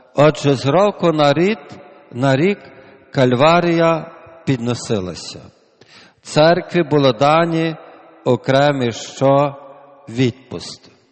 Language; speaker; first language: Ukrainian; native; Ukrainian